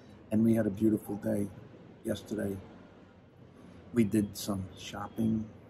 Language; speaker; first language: English; native; English